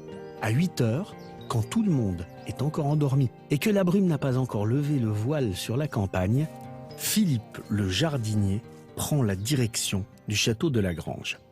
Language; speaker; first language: French; native; French